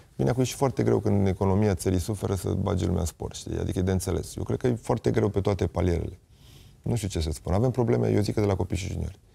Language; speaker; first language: Romanian; native; Romanian